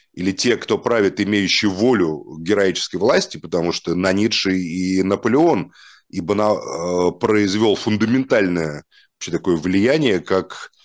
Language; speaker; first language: Russian; native; Russian